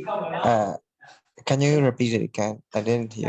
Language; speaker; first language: English; non-native, learner; Burmese